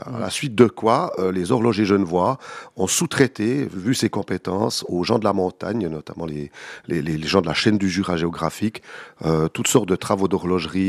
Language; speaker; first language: French; native; French